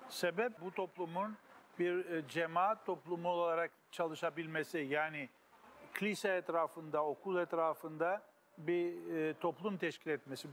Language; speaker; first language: Turkish; non-native, local second language; Greek